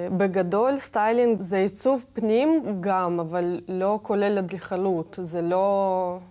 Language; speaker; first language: Hebrew; non-native, fluent; Russian